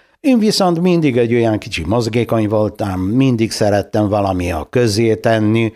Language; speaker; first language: Hungarian; non-native, fluent; Polish